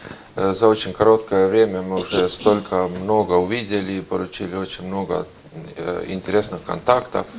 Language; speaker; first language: Russian; non-native, fluent; Estonian